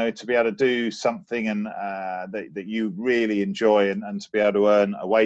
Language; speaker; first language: English; native; English